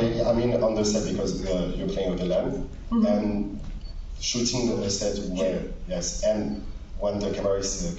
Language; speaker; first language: English; non-native, learner; French